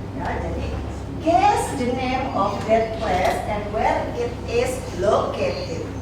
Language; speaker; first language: English; non-native, local second language; Indonesian